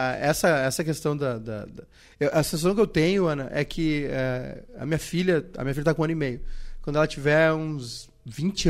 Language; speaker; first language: Portuguese; native; Portuguese